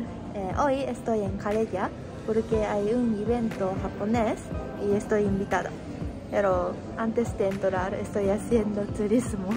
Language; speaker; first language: Spanish; non-native, learner; Japanese